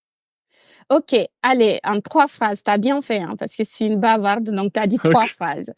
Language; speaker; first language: French; non-native, local second language; Fula